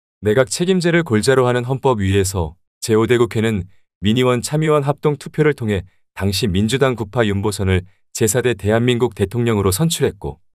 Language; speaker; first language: Korean; native; Korean